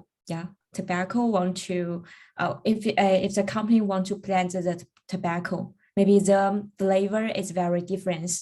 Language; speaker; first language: English; non-native, learner; Chinese